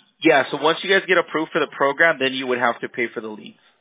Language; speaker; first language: English; early bilingual, other home language; Spanish